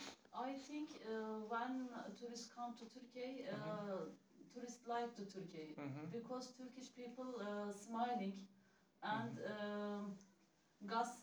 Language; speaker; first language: English; non-native, learner; Turkish